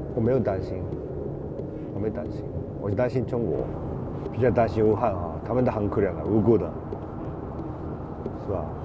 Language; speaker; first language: Chinese; non-native, fluent; Japanese